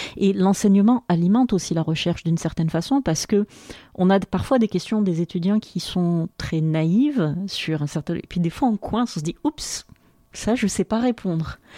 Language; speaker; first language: French; non-native, local second language; Arabic